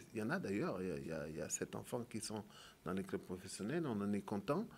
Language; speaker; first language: French; native; French